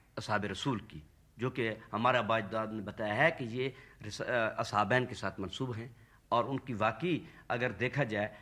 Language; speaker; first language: Urdu; non-native, local second language; Saraiki